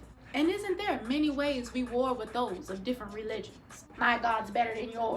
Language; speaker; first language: English; native; English